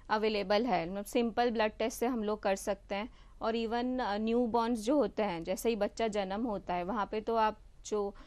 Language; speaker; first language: Hindi; non-native, local second language; Gujarati